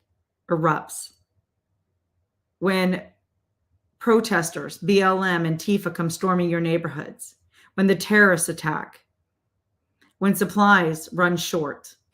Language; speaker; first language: English; native; English